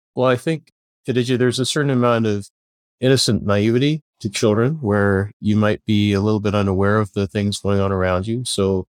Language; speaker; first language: English; native; English